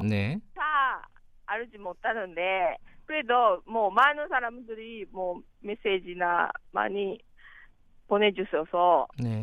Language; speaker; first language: Korean; non-native, learner; Japanese